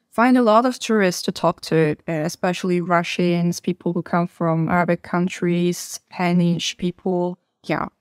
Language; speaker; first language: English; non-native, fluent; Turkish